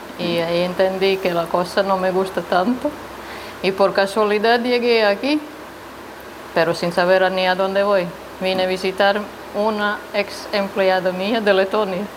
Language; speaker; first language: Spanish; non-native, fluent; Latvian